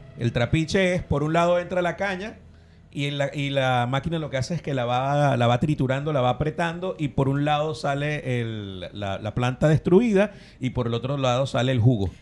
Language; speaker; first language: Spanish; native; Spanish